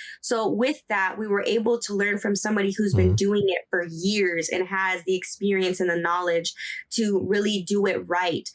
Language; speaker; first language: English; early bilingual, other home language; Spanish